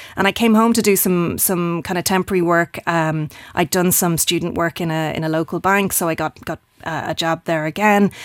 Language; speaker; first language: English; native; English